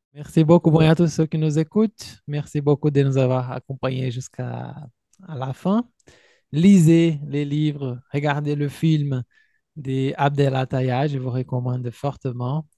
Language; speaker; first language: French; non-native, fluent; Portuguese